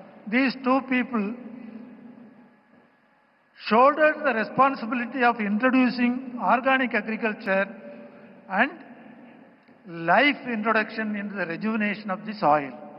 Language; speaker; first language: English; non-native, local second language; Tamil